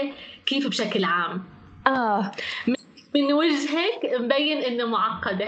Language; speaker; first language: Arabic; native; Arabic